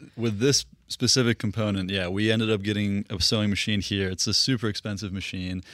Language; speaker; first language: English; early bilingual, other home language; Russian